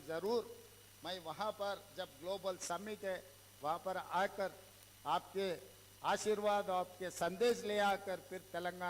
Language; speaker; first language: Hindi; non-native, local second language; Telugu